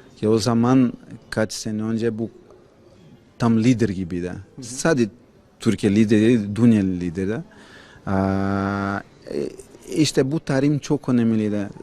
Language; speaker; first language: Turkish; non-native, learner; Portuguese